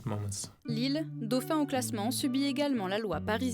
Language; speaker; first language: French; native; French